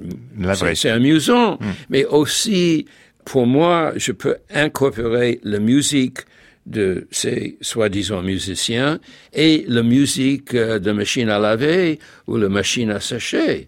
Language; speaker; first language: French; non-native, fluent; English